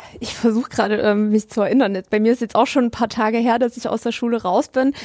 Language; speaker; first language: German; native; German